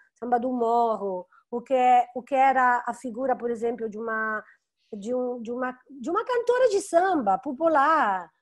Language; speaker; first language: Portuguese; non-native, fluent; Italian